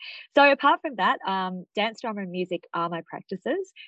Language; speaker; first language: English; native; English